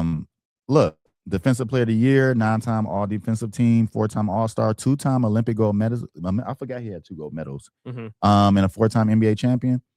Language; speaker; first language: English; native; English